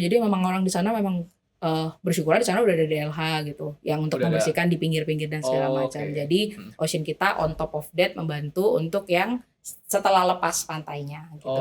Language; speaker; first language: Indonesian; native; Indonesian